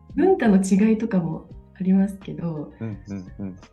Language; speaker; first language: Japanese; native; Japanese